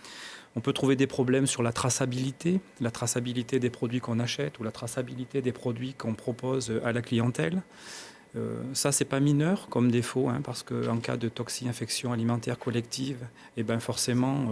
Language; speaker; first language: French; native; French